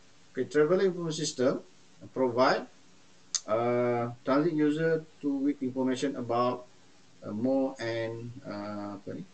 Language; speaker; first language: English; non-native, local second language; Malay